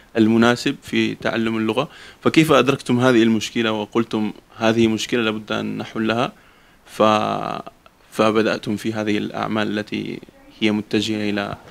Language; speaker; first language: Arabic; non-native, fluent; Spanish